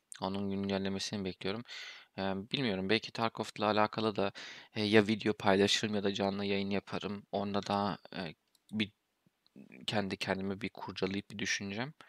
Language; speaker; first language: Turkish; early bilingual, heritage; Turkish